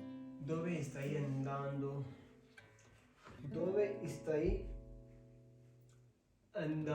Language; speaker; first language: Italian; non-native, fluent; Hindi